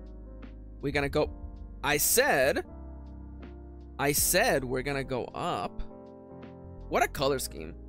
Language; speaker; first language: English; native; English